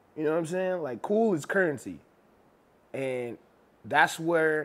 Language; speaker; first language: English; native; English